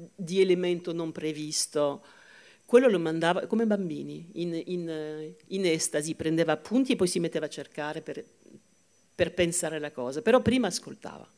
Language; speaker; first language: Italian; non-native, fluent; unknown